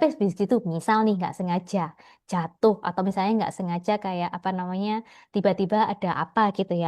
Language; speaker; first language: Indonesian; native; Indonesian